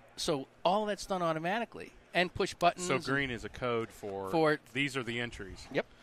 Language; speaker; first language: English; native; English